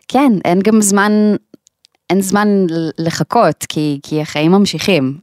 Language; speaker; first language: Hebrew; native; Hebrew